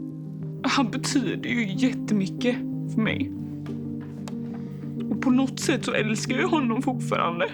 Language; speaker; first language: Swedish; native; Swedish